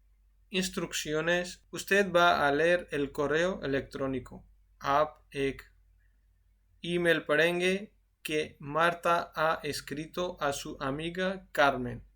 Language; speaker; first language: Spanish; non-native, fluent; Urdu